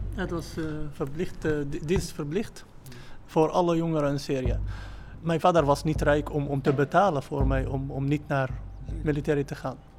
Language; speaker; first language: Dutch; non-native, learner; Arabic